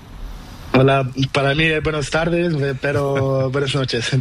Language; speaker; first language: Spanish; non-native, learner; Portuguese